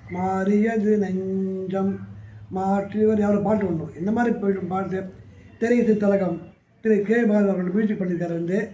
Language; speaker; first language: Tamil; native; Tamil